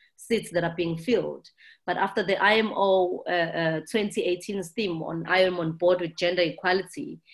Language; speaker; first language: English; non-native, local second language; Zulu